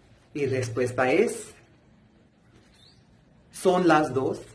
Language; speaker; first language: Spanish; non-native, fluent; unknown